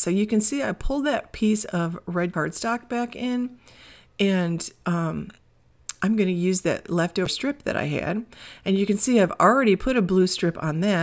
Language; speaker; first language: English; native; English